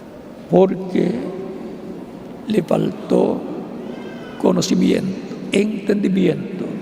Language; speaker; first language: Spanish; native; Spanish